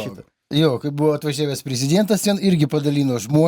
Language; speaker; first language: Lithuanian; native; Lithuanian